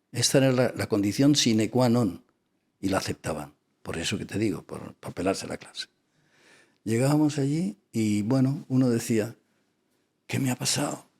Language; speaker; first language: Spanish; non-native, local second language; Catalan